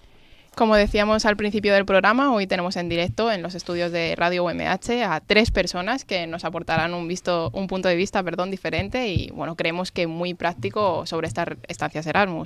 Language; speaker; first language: Spanish; native; Spanish